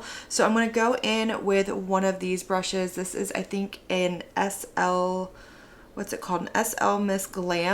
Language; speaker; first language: English; native; English